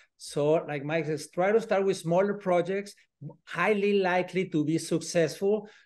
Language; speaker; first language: English; non-native, fluent; Spanish